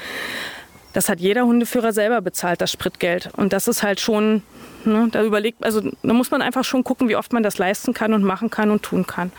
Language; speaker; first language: German; native; German